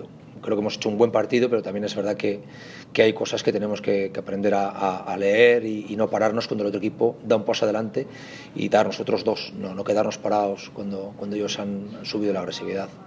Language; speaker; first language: Spanish; native; Spanish